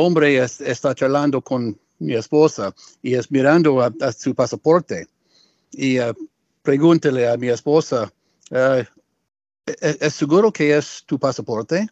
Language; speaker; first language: Spanish; non-native, learner; English